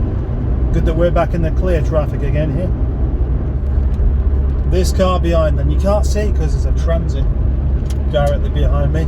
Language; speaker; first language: English; native; English